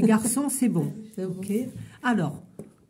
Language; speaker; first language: French; native; French